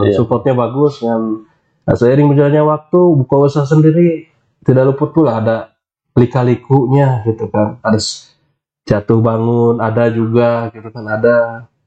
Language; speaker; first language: Indonesian; non-native, local second language; Sundanese